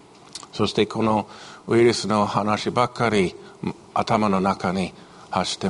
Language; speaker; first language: Japanese; non-native, fluent; English